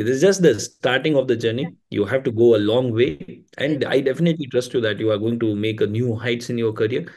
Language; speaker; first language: English; non-native, local second language; Hindi